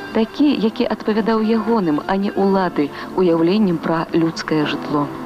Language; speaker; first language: Belarusian; native; Belarusian